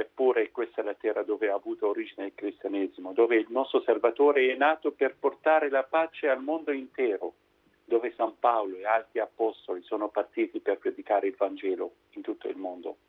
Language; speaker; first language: Italian; non-native, fluent; Arabic